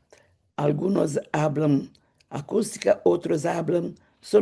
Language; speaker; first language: Spanish; non-native, fluent; Portuguese